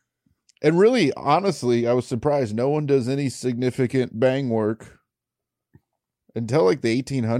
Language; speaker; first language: English; native; English